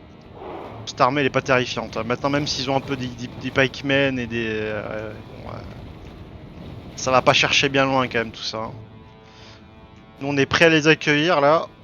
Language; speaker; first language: French; native; French